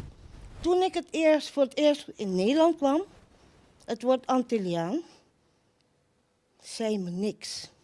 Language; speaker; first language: Dutch; non-native, local second language; Papiamento